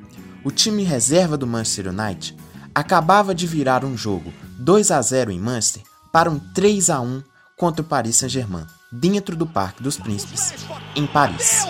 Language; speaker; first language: Portuguese; native; Portuguese